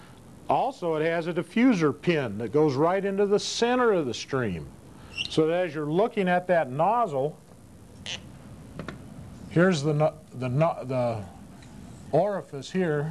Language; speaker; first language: English; native; English